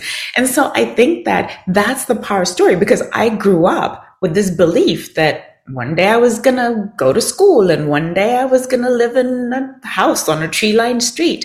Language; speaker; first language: English; non-native, local second language; Shona